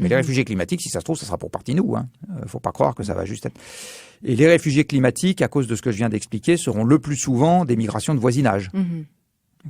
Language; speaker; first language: French; native; French